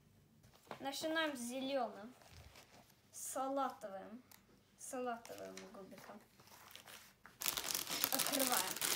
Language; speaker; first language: Russian; early bilingual, heritage; Russian